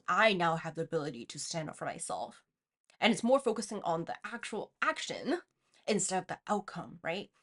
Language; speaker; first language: English; non-native, fluent; Chinese